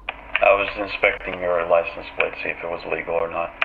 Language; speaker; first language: English; native; English